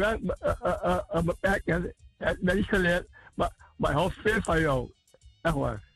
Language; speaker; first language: Dutch; non-native, learner; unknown